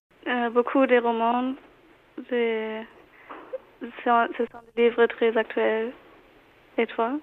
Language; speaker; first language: French; non-native, learner; German